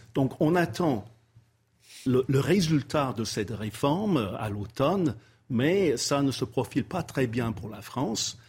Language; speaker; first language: French; non-native, fluent; English